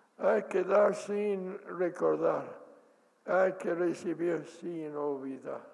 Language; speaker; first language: Spanish; non-native, fluent; English